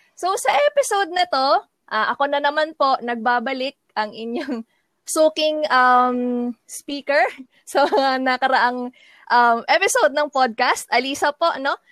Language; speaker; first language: Filipino; native; Filipino